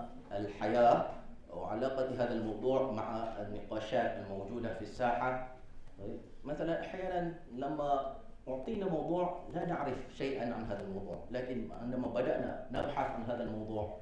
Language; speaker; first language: Arabic; non-native, fluent; Malay